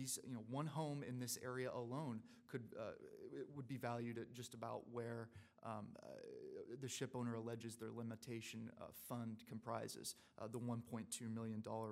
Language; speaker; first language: English; native; English